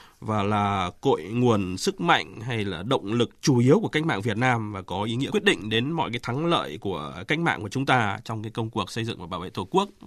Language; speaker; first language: Vietnamese; native; Vietnamese